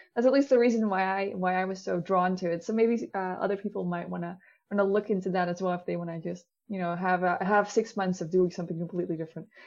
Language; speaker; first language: English; non-native, fluent; Dutch